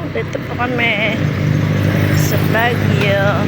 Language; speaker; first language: Filipino; native; Filipino